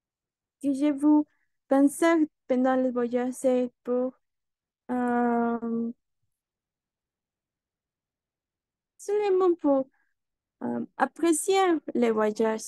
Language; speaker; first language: French; non-native, learner; Spanish